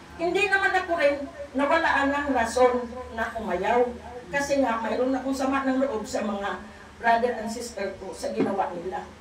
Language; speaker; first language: Filipino; non-native, local second language; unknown